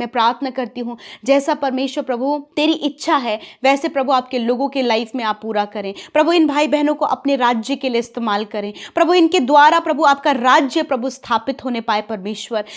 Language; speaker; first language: Hindi; native; Hindi